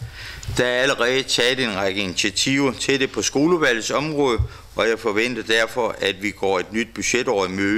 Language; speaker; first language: Danish; native; Danish